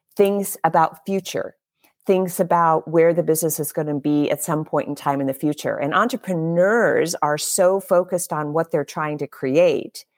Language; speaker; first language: English; native; English